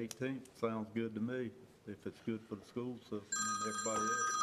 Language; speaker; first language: English; native; English